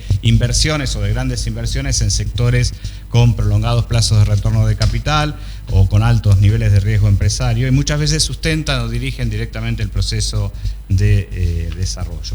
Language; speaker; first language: Spanish; native; Spanish